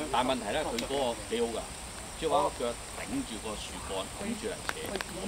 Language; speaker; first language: Cantonese; native; Cantonese